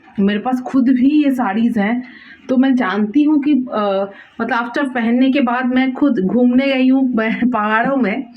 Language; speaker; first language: Hindi; non-native, local second language; Bangla